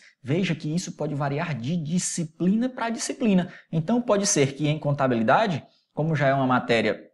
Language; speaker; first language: Portuguese; native; Portuguese